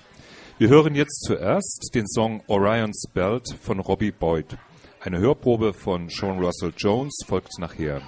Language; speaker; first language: German; native; German